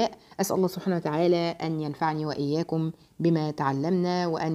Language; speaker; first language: Arabic; native; Arabic